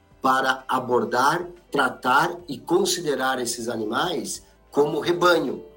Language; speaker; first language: Portuguese; native; Portuguese